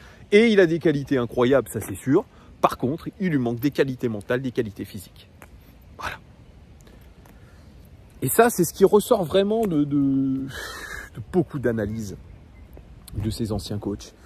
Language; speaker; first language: French; native; French